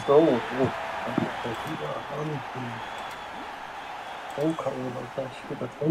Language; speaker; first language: German; native; German